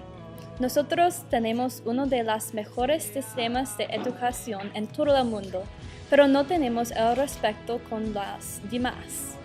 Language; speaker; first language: Spanish; non-native, learner; English